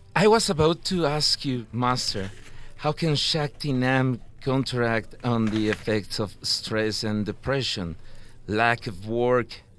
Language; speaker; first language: English; non-native, fluent; Spanish